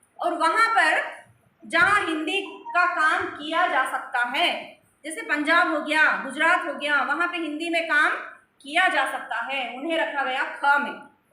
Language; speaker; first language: Hindi; non-native, local second language; Telugu